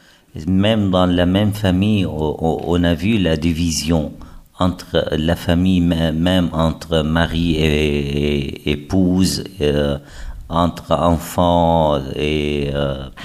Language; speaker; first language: French; non-native, fluent; Arabic